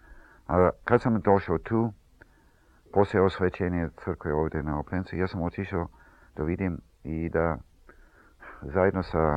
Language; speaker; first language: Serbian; early bilingual, heritage; Serbian